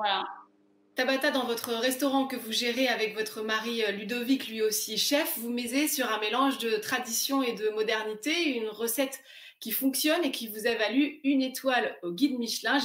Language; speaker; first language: French; native; French